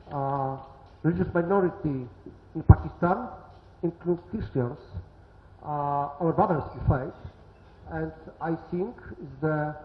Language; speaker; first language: English; non-native, learner; Polish